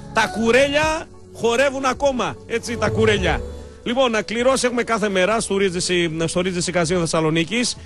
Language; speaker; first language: Greek; native; Greek